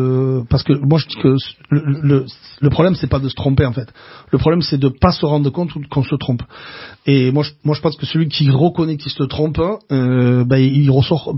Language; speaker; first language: French; native; French